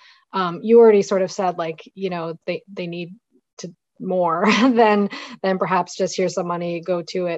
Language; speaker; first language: English; native; English